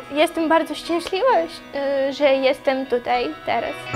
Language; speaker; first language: Polish; non-native, learner; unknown